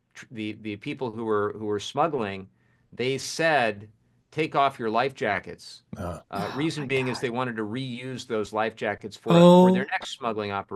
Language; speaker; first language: English; native; English